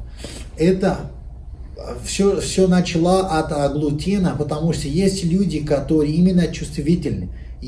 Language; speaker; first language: Russian; non-native, learner; Portuguese